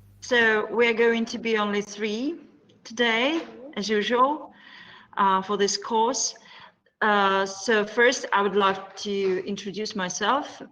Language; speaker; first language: English; non-native, fluent; Russian